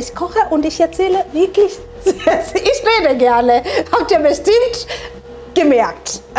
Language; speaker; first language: German; non-native, fluent; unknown